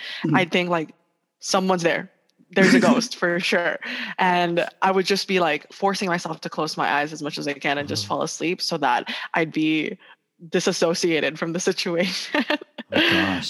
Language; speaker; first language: English; non-native, local second language; Hiligaynon